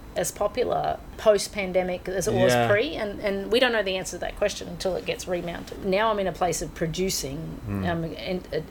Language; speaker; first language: English; native; English